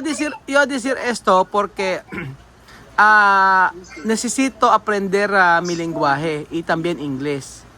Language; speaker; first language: Spanish; non-native, learner; Filipino